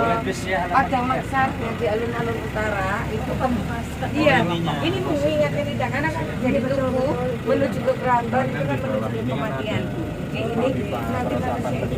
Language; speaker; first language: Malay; non-native, local second language; Javanese